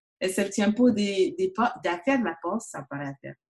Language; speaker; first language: Spanish; non-native, learner; French